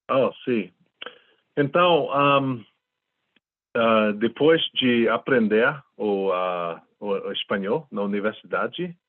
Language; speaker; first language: Portuguese; non-native, fluent; English